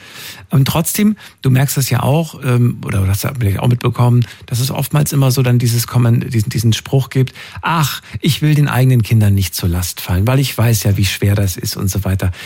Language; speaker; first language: German; native; German